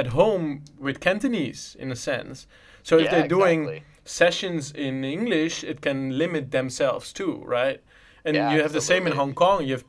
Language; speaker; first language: English; non-native, fluent; Dutch